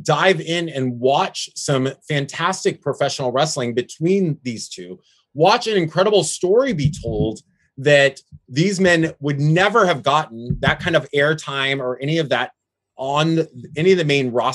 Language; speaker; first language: English; native; English